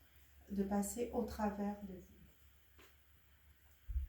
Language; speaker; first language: French; native; French